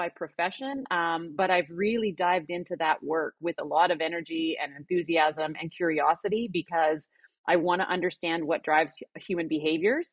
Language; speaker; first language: English; native; English